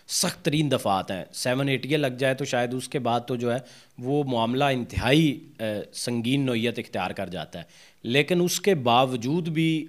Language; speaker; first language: Urdu; non-native, local second language; Punjabi